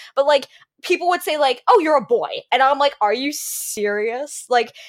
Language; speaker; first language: English; native; English